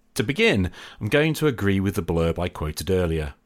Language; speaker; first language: English; native; English